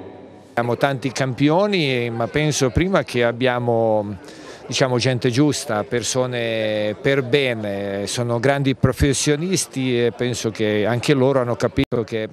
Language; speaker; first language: Italian; non-native, fluent; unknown